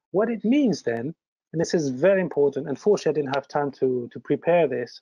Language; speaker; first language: English; early bilingual, other home language; French